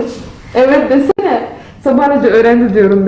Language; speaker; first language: Turkish; non-native, fluent; Somali